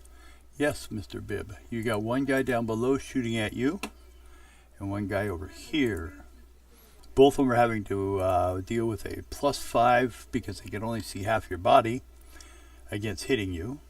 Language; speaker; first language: English; native; English